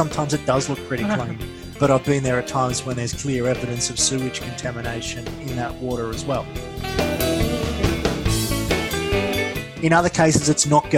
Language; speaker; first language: English; native; English